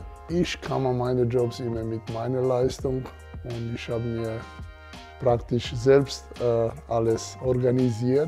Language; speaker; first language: German; non-native, fluent; Serbian